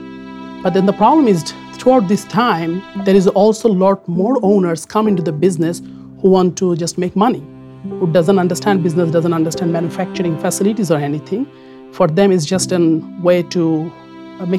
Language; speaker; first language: English; non-native, local second language; Bangla